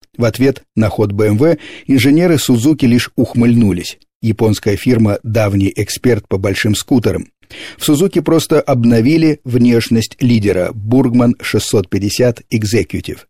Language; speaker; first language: Russian; native; Russian